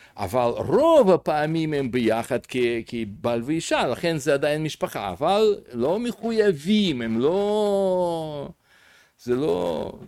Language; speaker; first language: Hebrew; native; Hebrew